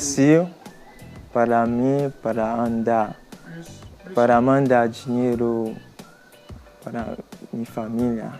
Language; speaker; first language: Portuguese; non-native, learner; Haitian Creole